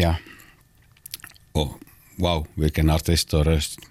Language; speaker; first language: Swedish; non-native, local second language; Finnish